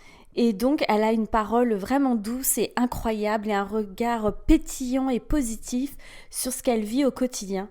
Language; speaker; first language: French; native; French